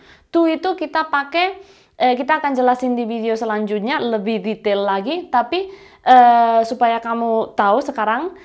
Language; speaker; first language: Indonesian; non-native, fluent; Spanish